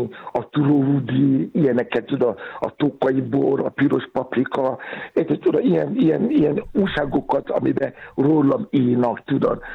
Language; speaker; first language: Hungarian; non-native, learner; Yoruba